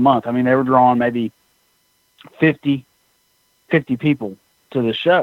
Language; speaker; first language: English; native; English